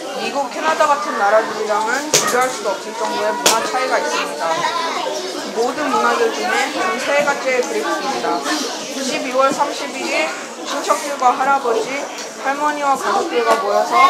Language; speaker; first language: Korean; early bilingual, heritage; Korean